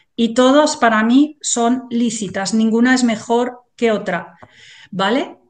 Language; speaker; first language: Spanish; native; Spanish